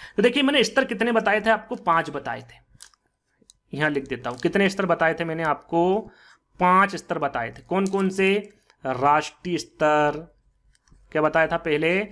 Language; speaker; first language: Hindi; native; Hindi